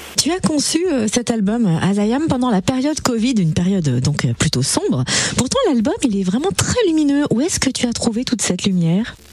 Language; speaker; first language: French; native; French